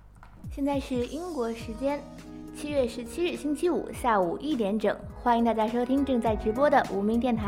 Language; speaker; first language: Chinese; native; Chinese